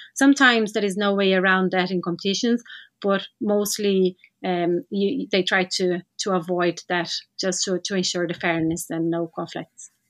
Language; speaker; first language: English; non-native, fluent; Portuguese